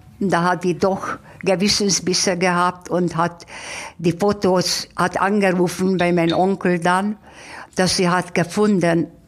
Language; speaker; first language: German; non-native, fluent; Hungarian